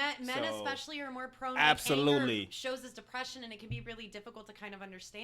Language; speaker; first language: English; native; English